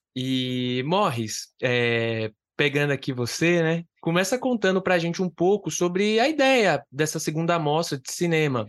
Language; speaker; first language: Portuguese; native; Portuguese